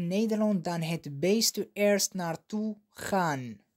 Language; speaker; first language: Dutch; non-native, learner; Arabic